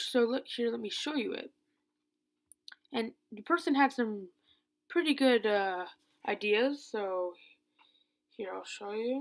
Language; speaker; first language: English; native; English